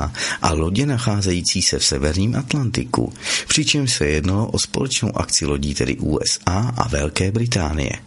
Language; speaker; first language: Czech; native; Czech